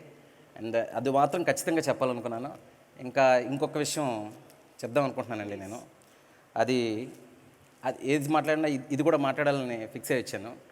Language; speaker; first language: Telugu; native; Telugu